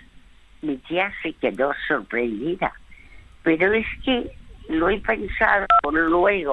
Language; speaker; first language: Spanish; early bilingual, other home language; French